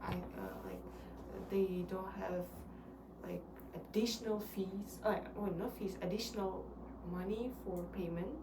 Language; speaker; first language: English; non-native, learner; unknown